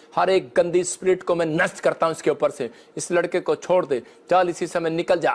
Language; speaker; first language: Hindi; non-native, local second language; Punjabi